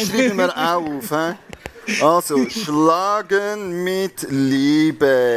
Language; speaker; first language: German; native; German